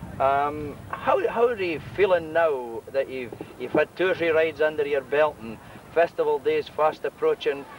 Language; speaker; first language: English; native; English